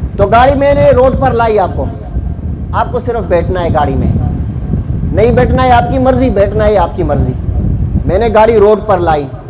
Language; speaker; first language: Urdu; non-native, local second language; Pashto